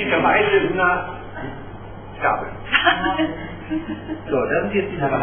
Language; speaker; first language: German; native; German